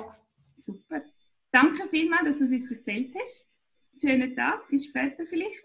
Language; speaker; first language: German; native; German